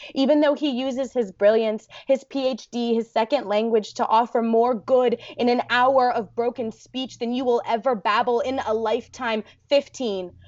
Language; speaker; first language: English; early bilingual, other home language; Arabic